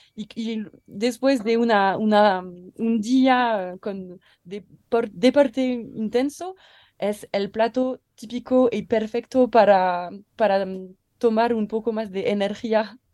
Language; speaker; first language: Spanish; non-native, learner; French